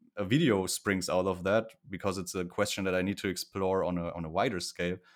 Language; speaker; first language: English; non-native, fluent; German